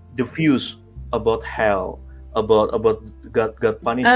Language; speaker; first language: English; non-native, learner; Indonesian